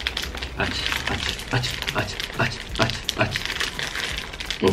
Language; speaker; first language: Chinese; non-native, fluent; Turkish